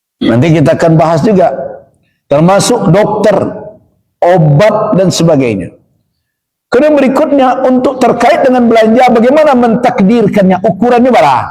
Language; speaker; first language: Malay; non-native, local second language; Minangkabau